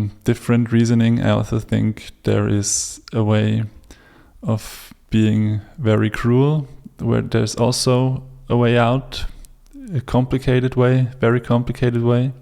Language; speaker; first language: English; non-native, fluent; German